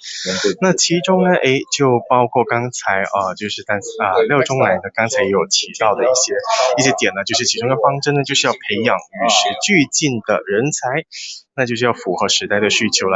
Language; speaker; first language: Chinese; native; Chinese